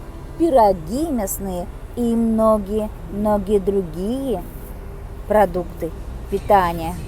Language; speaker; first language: Russian; non-native, local second language; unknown